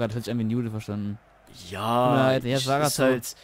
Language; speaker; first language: German; native; German